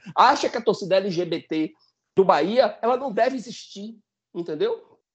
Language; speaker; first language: Portuguese; native; Portuguese